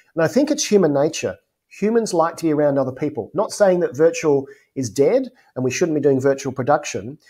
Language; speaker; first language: English; native; English